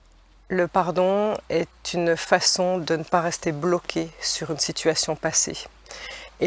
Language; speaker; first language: French; native; French